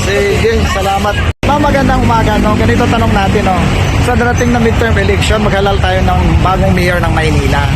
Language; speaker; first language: Filipino; native; Filipino